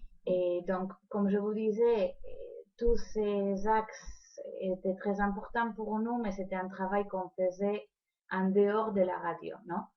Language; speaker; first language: French; non-native, fluent; Spanish